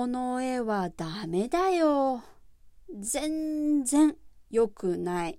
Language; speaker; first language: Japanese; native; Japanese